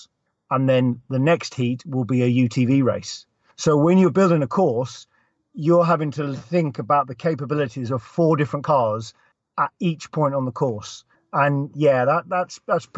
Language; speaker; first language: English; native; English